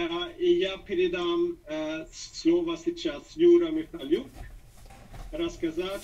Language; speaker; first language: Russian; non-native, fluent; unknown